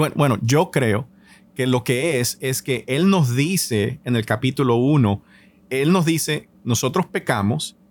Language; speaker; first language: Spanish; native; Spanish